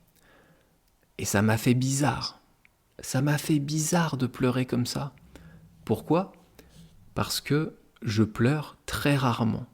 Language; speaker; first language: French; native; French